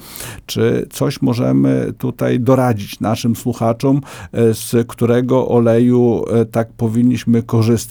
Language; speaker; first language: Polish; native; Polish